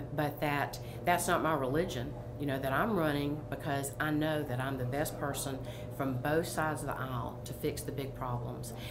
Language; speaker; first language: English; native; English